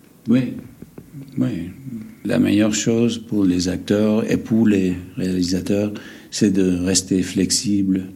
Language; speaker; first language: French; non-native, fluent; English